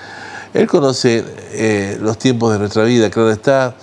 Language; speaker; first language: Spanish; native; Spanish